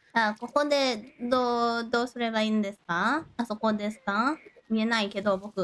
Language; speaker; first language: Japanese; non-native, learner; Thai